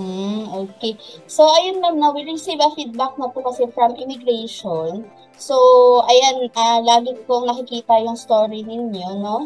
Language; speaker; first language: Filipino; native; Filipino